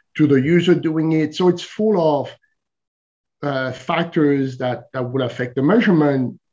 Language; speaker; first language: English; non-native, fluent; French